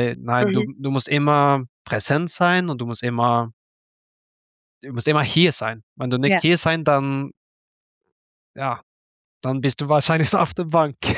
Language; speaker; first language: German; non-native, learner; Norwegian